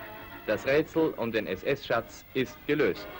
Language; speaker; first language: German; native; German